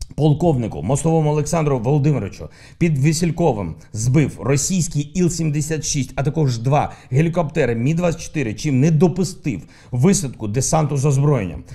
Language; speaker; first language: Ukrainian; non-native, local second language; Russian